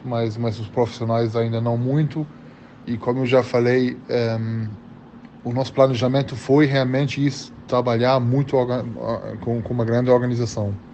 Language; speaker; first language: Portuguese; early bilingual, heritage; German